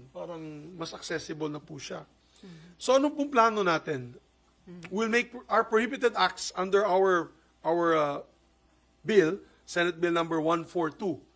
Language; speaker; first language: Filipino; non-native, local second language; Cebuano